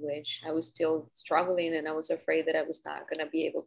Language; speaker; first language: English; non-native, fluent; Spanish